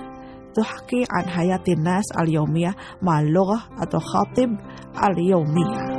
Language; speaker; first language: Arabic; non-native, fluent; Indonesian